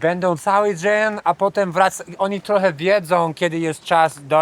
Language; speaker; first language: Polish; non-native, learner; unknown